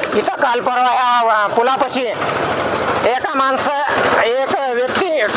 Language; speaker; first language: Marathi; native; Marathi